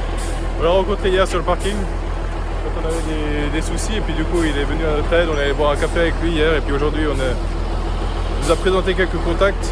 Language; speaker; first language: French; native; French